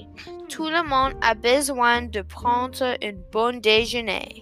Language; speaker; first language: French; non-native, learner; English